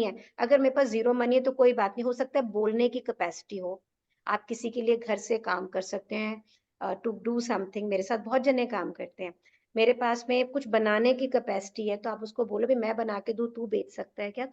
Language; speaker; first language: Hindi; native; Hindi